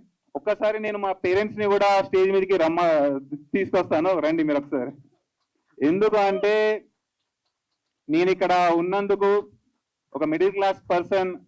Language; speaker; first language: Telugu; native; Telugu